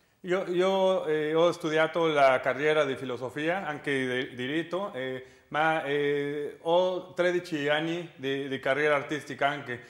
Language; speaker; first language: Italian; non-native, learner; Spanish